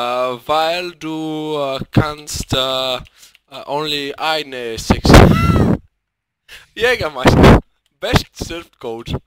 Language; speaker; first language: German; non-native, learner; Bulgarian